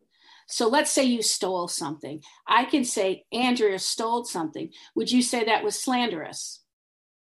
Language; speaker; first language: English; native; English